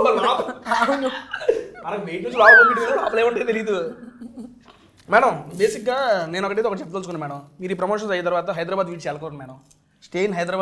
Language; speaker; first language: Telugu; native; Telugu